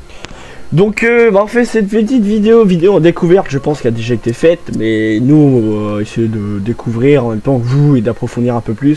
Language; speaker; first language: French; native; French